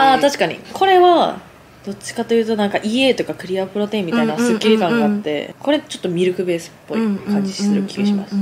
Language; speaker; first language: Japanese; native; Japanese